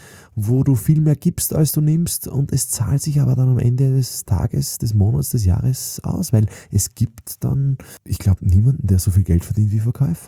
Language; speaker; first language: German; native; German